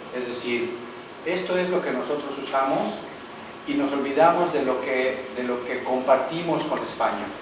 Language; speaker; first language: Spanish; native; Spanish